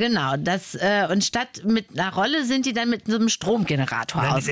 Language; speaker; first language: German; native; German